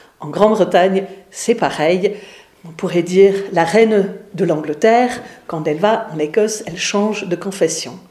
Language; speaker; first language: French; non-native, fluent; English